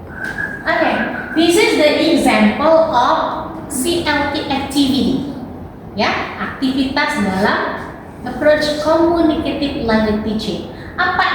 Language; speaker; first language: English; non-native, learner; Indonesian